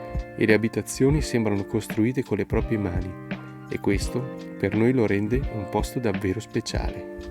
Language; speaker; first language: Italian; native; Italian